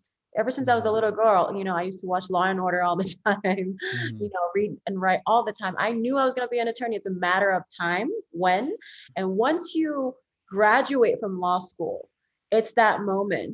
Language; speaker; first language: English; early bilingual, other home language; Korean